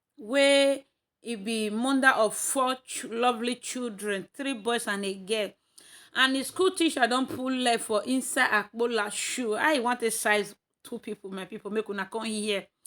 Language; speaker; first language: Nigerian Pidgin; native; Nigerian Pidgin